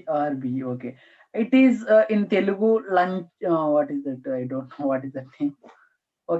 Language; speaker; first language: English; non-native, learner; Telugu